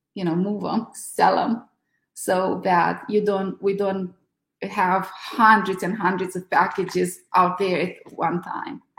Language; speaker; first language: English; non-native, fluent; Romanian